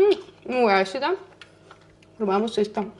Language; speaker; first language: Spanish; non-native, learner; Russian